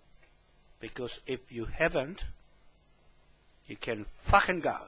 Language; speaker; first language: English; native; English